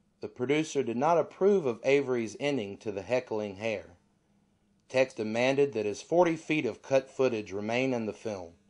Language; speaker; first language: English; native; English